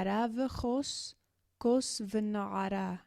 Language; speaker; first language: Hebrew; non-native, learner; English